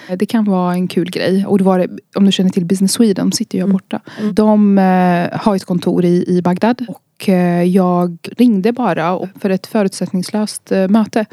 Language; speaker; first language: Swedish; early bilingual, other home language; Arabic